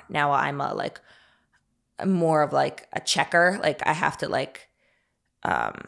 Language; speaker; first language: English; native; English